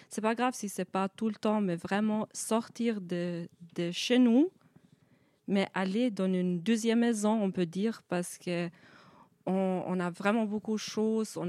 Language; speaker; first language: French; non-native, learner; Albanian